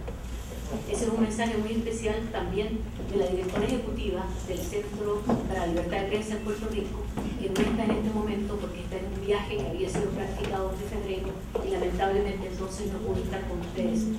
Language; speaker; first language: Spanish; native; Spanish